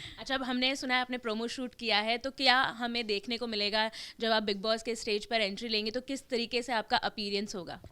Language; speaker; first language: Hindi; native; Hindi